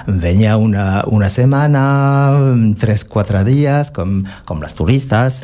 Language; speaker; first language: Catalan; non-native, learner; French